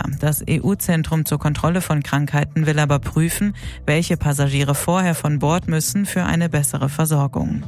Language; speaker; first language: German; native; German